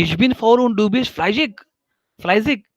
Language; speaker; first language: German; non-native, fluent; Hindi